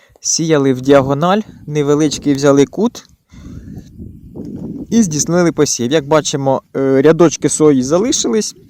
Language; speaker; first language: Ukrainian; native; Ukrainian